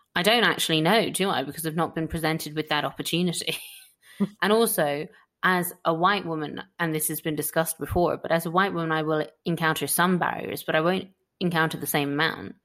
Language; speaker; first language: English; native; English